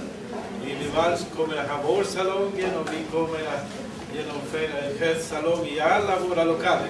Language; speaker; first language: Swedish; non-native, fluent; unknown